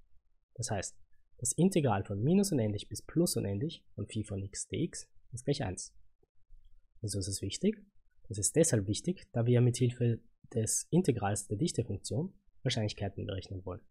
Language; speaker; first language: German; native; German